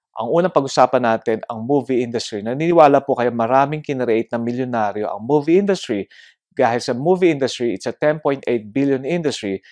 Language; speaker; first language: Filipino; native; Filipino